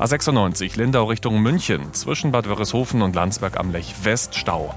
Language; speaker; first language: German; native; German